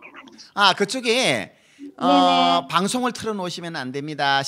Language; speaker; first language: Korean; native; Korean